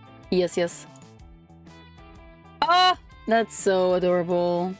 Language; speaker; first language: English; non-native, fluent; Italian